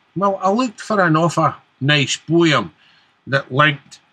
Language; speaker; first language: English; native; English